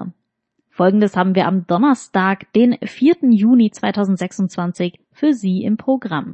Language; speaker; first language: German; native; German